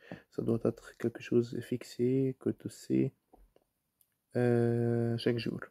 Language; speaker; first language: French; non-native, fluent; Arabic